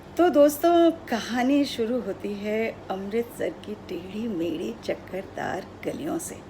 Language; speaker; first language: Hindi; non-native, local second language; Odia